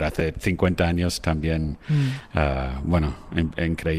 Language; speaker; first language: Spanish; non-native, fluent; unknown